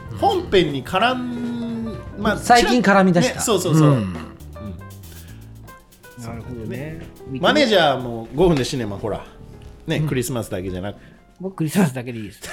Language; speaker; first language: Japanese; native; Japanese